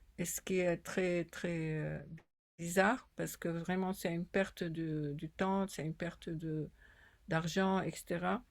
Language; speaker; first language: French; non-native, fluent; Arabic